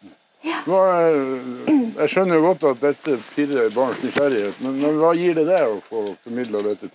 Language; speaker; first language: Norwegian; native; Norwegian